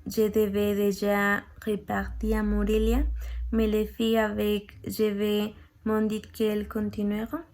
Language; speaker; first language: French; non-native, learner; Spanish